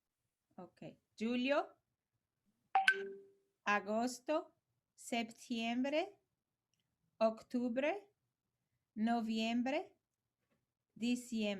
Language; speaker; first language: Spanish; non-native, learner; English